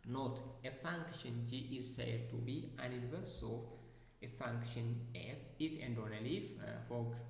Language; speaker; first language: English; non-native, local second language; Amharic